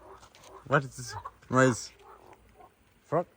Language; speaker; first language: English; non-native, learner; Nepali